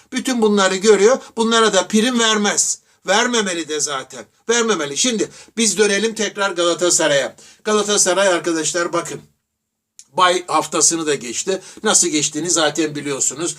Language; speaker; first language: Turkish; native; Turkish